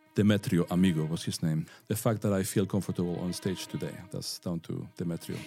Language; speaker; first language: English; non-native, fluent; Spanish